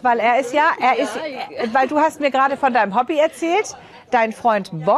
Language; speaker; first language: German; native; German